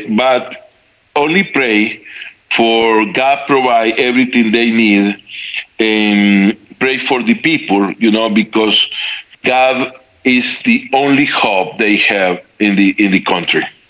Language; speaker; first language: English; non-native, learner; Spanish